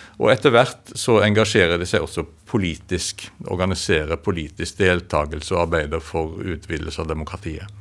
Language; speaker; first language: Norwegian; native; Norwegian